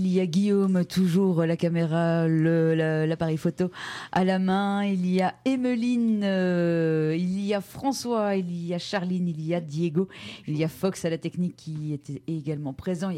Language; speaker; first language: French; native; French